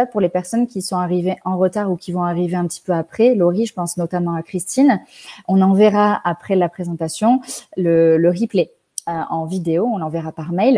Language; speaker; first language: French; native; French